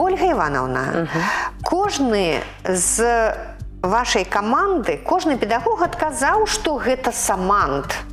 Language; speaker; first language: Belarusian; native; Belarusian